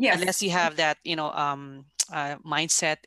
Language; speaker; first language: English; non-native, local second language; Filipino